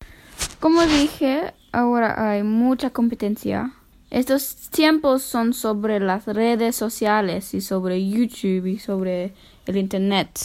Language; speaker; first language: Spanish; non-native, fluent; English